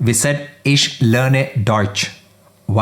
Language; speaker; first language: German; non-native, fluent; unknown